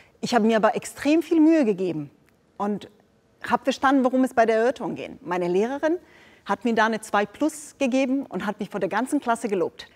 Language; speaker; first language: German; non-native, fluent; Bosnian